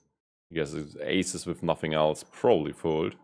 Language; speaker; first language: English; non-native, fluent; German